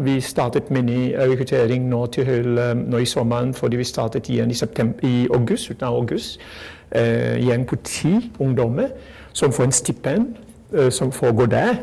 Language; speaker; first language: Norwegian; non-native, fluent; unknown